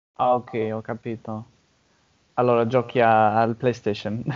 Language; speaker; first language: Italian; non-native, learner; English